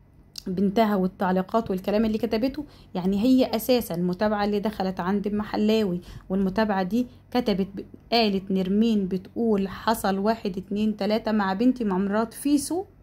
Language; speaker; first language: Arabic; native; Arabic